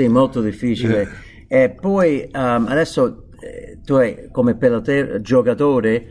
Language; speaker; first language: Italian; non-native, fluent; English